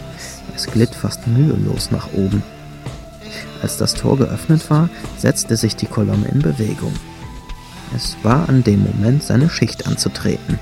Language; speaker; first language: German; native; German